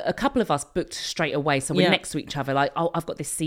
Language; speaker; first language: English; native; English